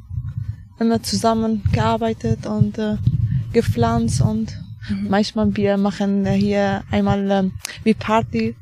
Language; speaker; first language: German; non-native, learner; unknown